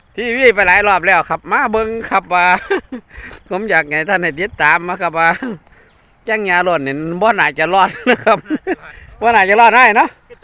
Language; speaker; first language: Thai; native; Thai